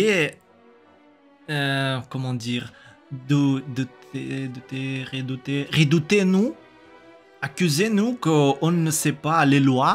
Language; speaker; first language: French; non-native, learner; Russian